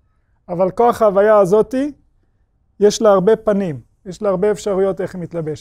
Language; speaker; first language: Hebrew; non-native, fluent; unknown